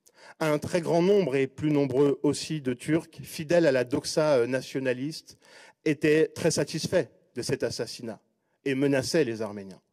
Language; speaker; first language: French; native; French